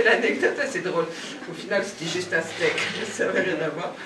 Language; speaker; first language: French; native; French